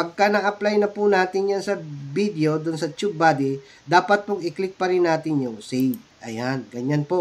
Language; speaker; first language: Filipino; native; Filipino